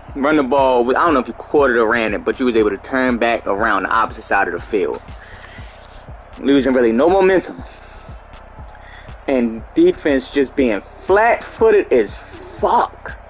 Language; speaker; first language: English; native; English